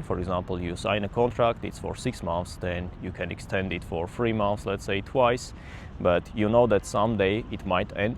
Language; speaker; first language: English; non-native, fluent; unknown